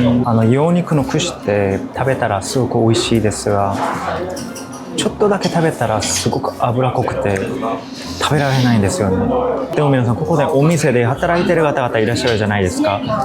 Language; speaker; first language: Japanese; non-native, fluent; Korean